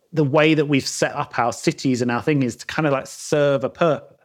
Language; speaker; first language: English; native; English